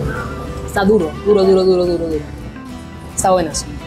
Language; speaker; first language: Spanish; native; Spanish